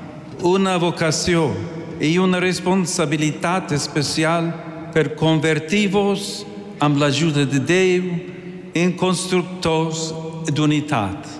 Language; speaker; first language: Catalan; non-native, learner; English